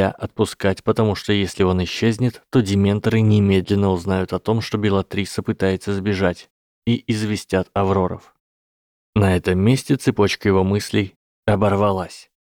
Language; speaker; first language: Russian; native; Russian